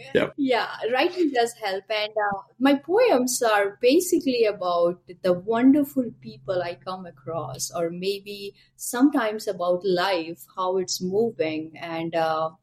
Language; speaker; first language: English; non-native, local second language; Hindi